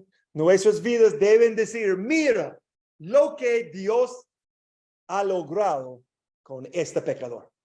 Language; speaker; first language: Spanish; non-native, learner; English